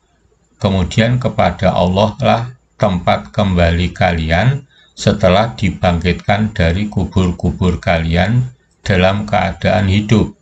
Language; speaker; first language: Indonesian; native; Indonesian